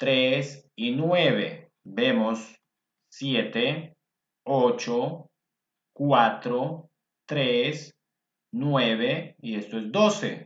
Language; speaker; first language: Spanish; non-native, fluent; English